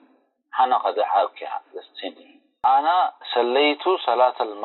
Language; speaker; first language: Arabic; non-native, learner; Tigrinya